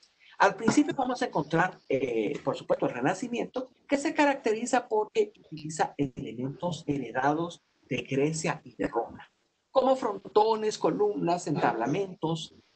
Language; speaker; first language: Spanish; native; Spanish